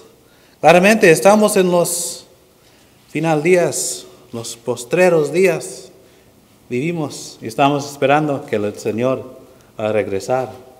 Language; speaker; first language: Spanish; non-native, fluent; English